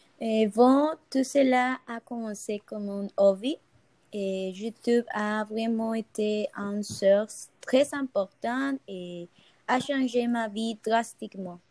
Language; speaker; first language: French; non-native, fluent; Spanish